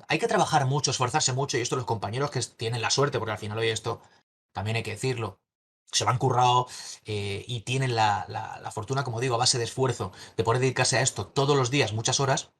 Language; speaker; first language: Spanish; native; Spanish